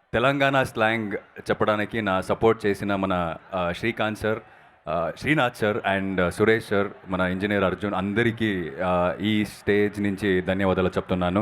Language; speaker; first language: Telugu; non-native, fluent; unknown